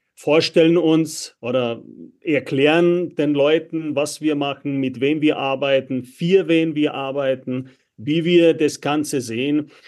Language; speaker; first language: German; non-native, fluent; Czech